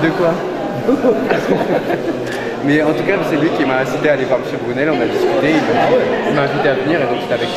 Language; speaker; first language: French; native; French